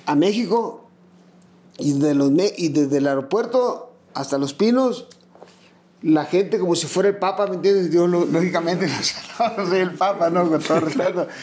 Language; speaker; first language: Spanish; native; Spanish